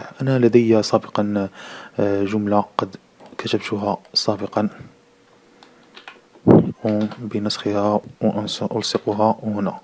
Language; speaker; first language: Arabic; native; Arabic